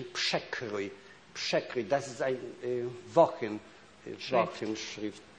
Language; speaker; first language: German; non-native, fluent; Polish